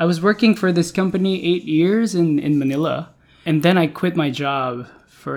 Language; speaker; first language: English; non-native, local second language; Filipino